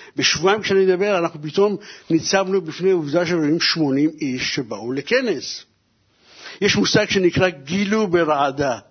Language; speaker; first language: Hebrew; early bilingual, other home language; Persian